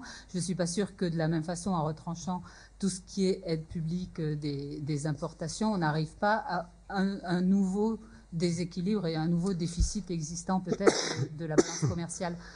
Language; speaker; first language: French; native; French